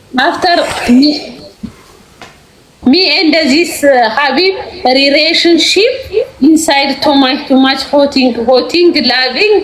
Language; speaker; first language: English; non-native, learner; Amharic